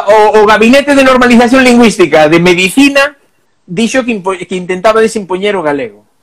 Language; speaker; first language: Galician; non-native, local second language; Spanish